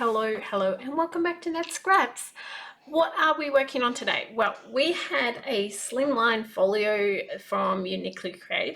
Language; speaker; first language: English; native; English